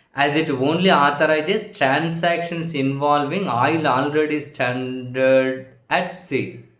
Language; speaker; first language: English; non-native, local second language; Telugu